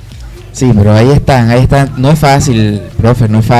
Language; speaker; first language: Spanish; native; Spanish